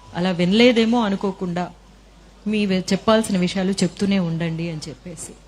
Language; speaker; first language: Telugu; native; Telugu